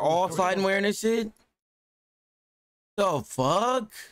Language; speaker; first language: English; native; English